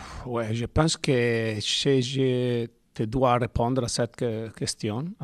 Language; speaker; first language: French; non-native, learner; Italian